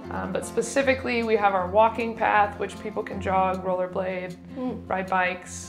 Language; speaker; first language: English; native; English